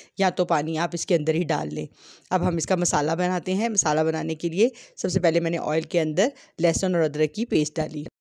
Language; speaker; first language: Hindi; native; Hindi